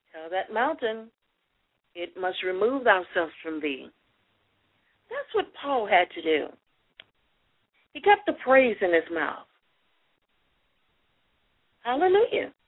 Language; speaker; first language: English; native; English